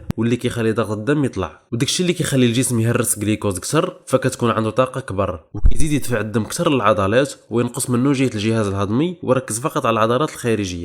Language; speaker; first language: Arabic; native; Arabic